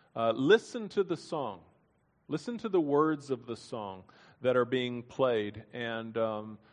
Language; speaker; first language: English; native; English